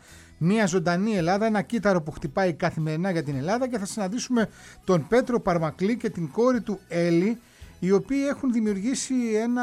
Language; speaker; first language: Greek; native; Greek